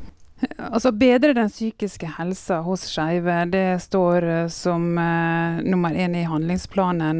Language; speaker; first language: Norwegian; native; Norwegian